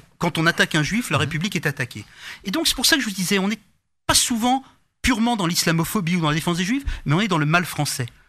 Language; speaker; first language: French; native; French